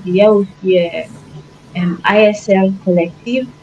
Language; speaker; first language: French; non-native, fluent; Igbo